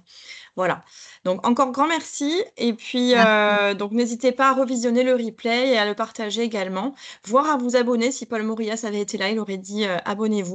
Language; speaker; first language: French; native; French